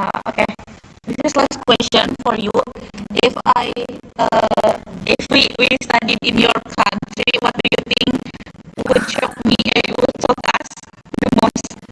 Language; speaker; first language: English; non-native, learner; Indonesian